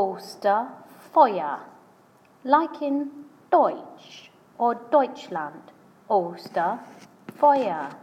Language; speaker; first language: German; non-native, fluent; English